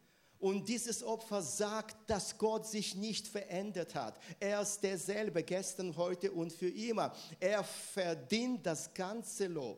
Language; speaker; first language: German; non-native, fluent; Russian